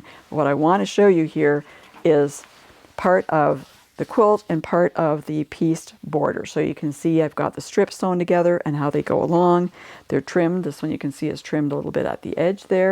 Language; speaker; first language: English; native; English